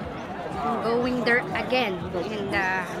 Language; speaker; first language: English; non-native, local second language; Filipino